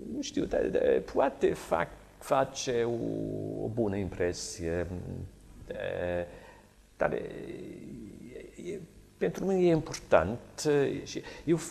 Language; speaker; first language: Romanian; non-native, fluent; English